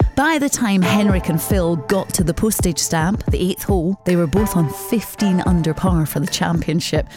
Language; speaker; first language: English; native; English